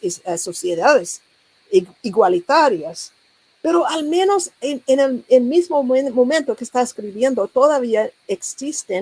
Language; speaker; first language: Spanish; non-native, learner; English